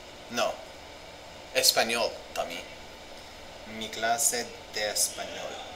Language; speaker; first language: Spanish; non-native, learner; English